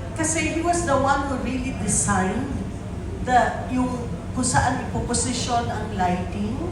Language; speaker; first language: Filipino; native; Filipino